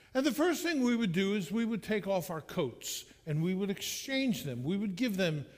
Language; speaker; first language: English; native; English